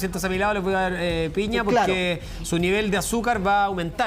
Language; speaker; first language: Spanish; native; Spanish